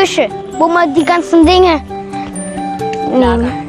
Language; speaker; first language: German; early bilingual, heritage; German